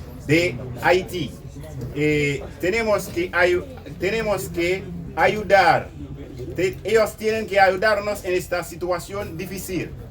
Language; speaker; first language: Spanish; non-native, local second language; Haitian Creole